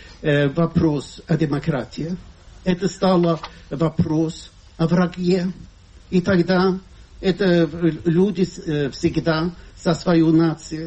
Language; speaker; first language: Russian; non-native, fluent; Swedish